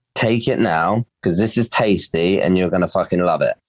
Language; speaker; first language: English; native; English